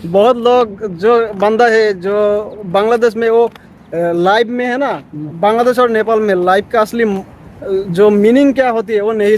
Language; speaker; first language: Hindi; non-native, fluent; Bangla